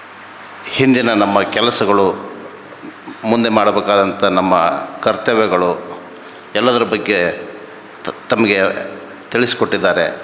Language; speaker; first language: Kannada; native; Kannada